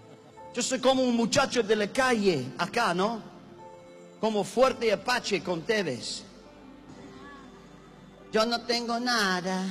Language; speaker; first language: Spanish; non-native, learner; English